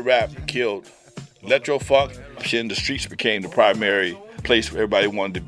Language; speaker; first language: English; native; English